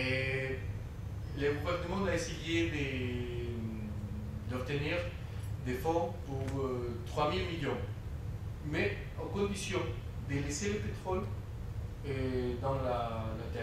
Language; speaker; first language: French; non-native, fluent; Spanish